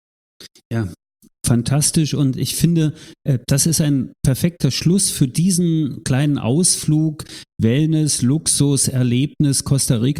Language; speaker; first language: German; native; German